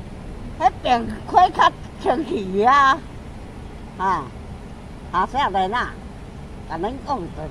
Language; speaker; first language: Chinese; native; Chinese